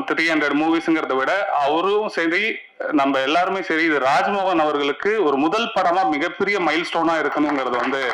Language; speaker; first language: Tamil; native; Tamil